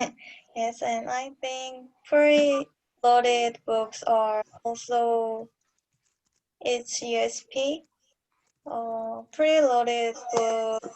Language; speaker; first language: English; non-native, learner; Korean